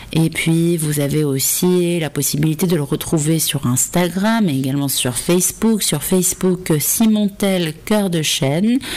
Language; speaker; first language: French; native; French